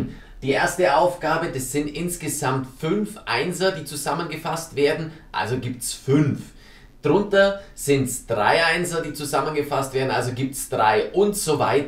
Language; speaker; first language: German; native; German